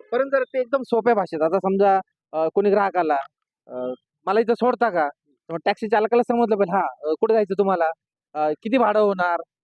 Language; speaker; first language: Marathi; native; Marathi